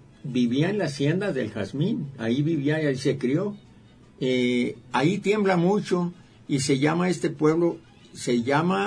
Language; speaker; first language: Spanish; native; Spanish